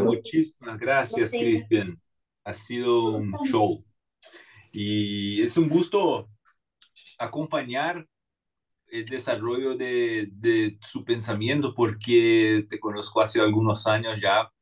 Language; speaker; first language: Spanish; non-native, fluent; Portuguese